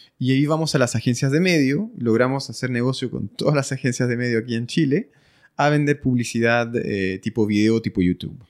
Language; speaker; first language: Spanish; early bilingual, other home language; French